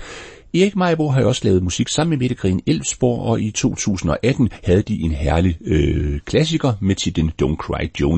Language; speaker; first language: Danish; native; Danish